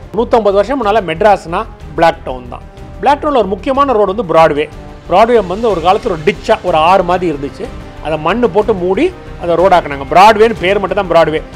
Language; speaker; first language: Tamil; native; Tamil